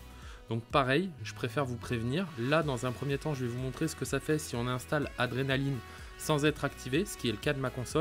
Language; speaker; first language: French; native; French